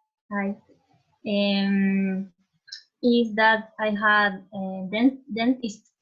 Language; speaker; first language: English; non-native, learner; Spanish